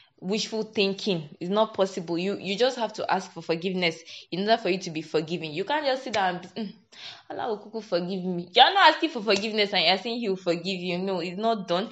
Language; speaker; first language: English; non-native, local second language; Yoruba